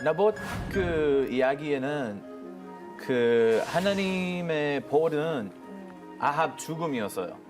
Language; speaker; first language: Korean; non-native, fluent; Hebrew